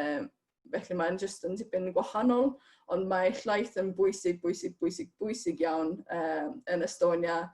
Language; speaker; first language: Welsh; non-native, fluent; Estonian